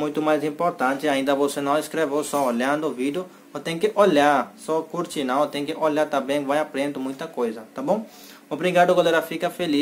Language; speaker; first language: Portuguese; non-native, learner; Hindi